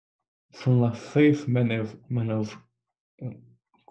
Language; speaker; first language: Spanish; non-native, learner; English